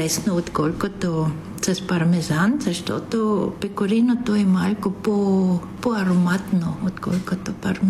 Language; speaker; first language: Bulgarian; non-native, fluent; Italian